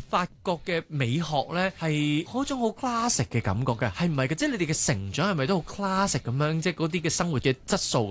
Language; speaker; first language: Cantonese; native; Cantonese